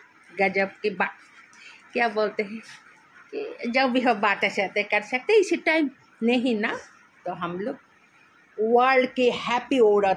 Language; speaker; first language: Hindi; non-native, local second language; Assamese